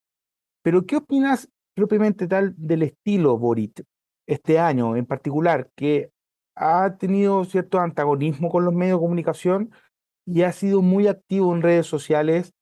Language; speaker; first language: Spanish; native; Spanish